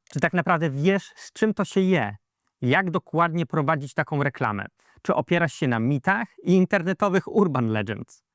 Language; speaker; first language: Polish; native; Polish